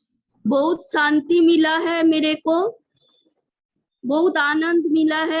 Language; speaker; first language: Hindi; non-native, local second language; Bangla